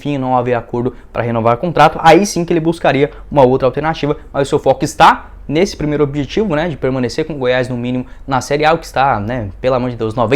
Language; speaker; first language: Portuguese; native; Portuguese